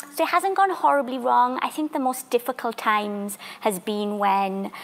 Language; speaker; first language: English; native; English